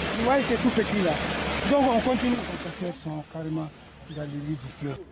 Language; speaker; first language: French; non-native, local second language; Bambara